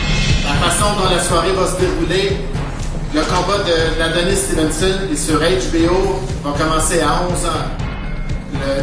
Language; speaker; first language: French; native; French